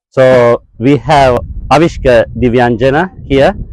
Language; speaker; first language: English; non-native, local second language; Sinhala